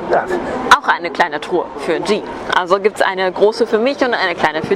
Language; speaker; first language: German; native; German